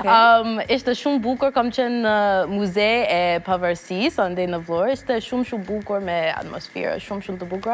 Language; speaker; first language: Albanian; non-native, learner; English